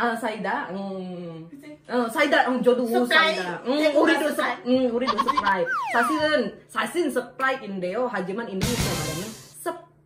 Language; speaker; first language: Korean; non-native, learner; Indonesian